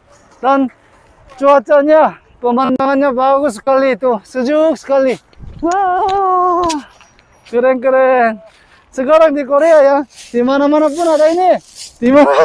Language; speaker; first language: Indonesian; non-native, fluent; Korean